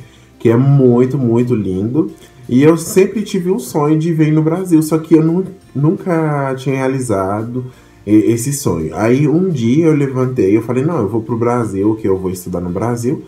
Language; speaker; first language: Portuguese; non-native, fluent; Haitian Creole